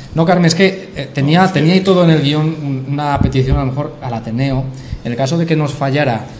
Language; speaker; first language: Spanish; native; Spanish